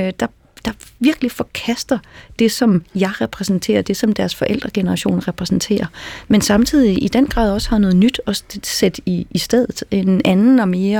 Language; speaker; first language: Danish; native; Danish